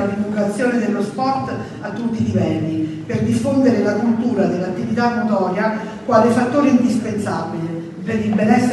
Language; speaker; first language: Italian; native; Italian